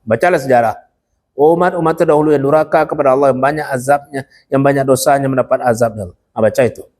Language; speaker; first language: Malay; non-native, local second language; Minangkabau